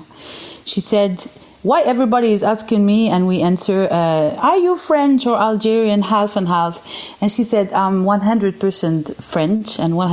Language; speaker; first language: English; non-native, fluent; Arabic